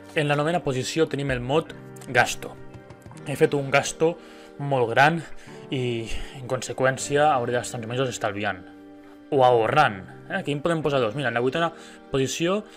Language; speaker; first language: Catalan; native; Catalan